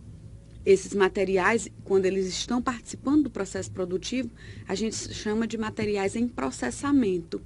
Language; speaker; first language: Portuguese; native; Portuguese